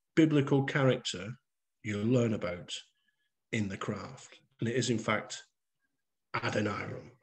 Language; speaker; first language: English; native; English